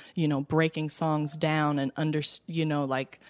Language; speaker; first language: English; native; English